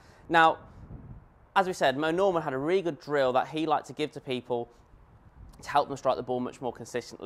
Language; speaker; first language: English; native; English